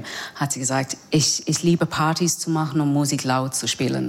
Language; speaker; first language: German; non-native, fluent; English